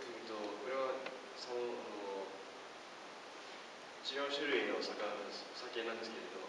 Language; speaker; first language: Japanese; non-native, fluent; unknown